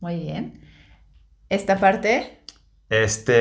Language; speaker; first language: Spanish; native; Spanish